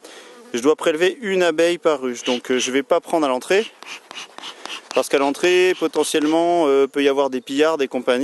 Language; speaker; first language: French; native; French